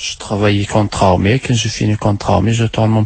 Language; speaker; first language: French; non-native, learner; Arabic